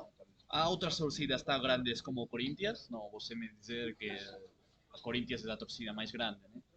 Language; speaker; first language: Portuguese; non-native, learner; Catalan